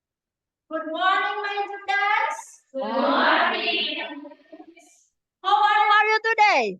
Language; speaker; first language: English; non-native, learner; Indonesian